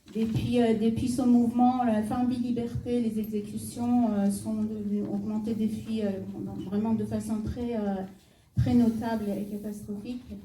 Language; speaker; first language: French; non-native, fluent; Persian